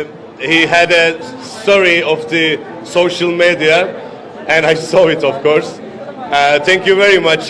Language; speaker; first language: English; non-native, learner; Turkish